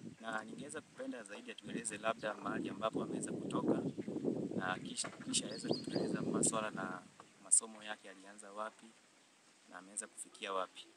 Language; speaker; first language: Swahili; non-native, local second language; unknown